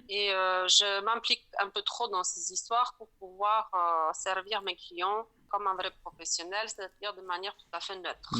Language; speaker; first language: French; non-native, fluent; Polish